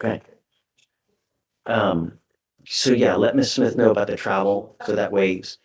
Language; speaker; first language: English; native; English